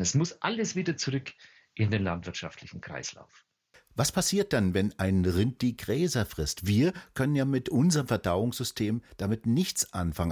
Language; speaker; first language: German; native; German